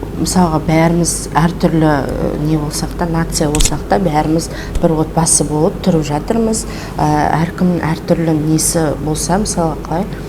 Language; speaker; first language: Kazakh; non-native, local second language; Russian